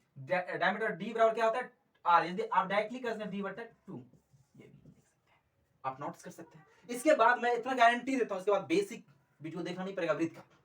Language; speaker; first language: Hindi; native; Hindi